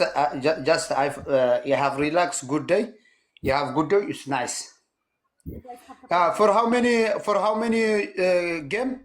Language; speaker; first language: English; non-native, learner; Tigrinya